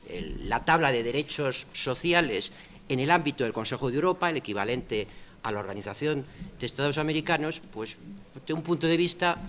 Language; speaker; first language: Spanish; native; Spanish